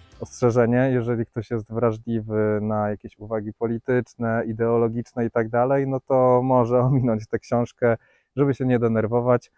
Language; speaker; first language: Polish; native; Polish